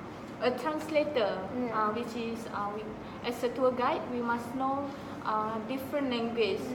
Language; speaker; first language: English; non-native, local second language; Malay